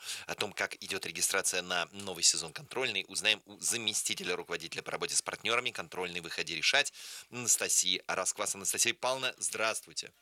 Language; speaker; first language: Russian; native; Russian